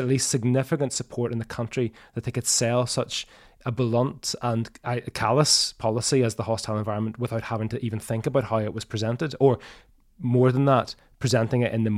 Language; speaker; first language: English; native; English